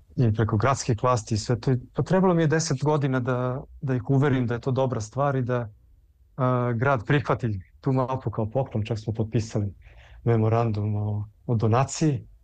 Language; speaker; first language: Serbian; early bilingual, heritage; Serbian